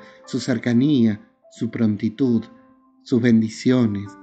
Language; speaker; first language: Spanish; native; Spanish